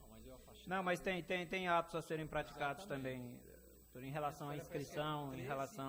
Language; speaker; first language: Portuguese; native; Portuguese